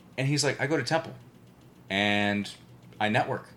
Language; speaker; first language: English; early bilingual, other home language; Albanian